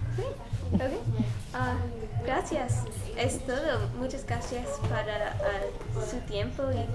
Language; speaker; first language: Spanish; non-native, learner; English